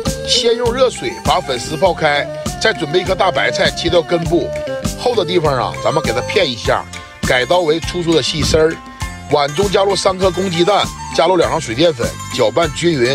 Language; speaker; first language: Chinese; native; Chinese